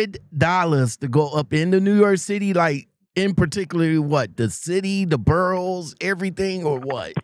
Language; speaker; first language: English; native; English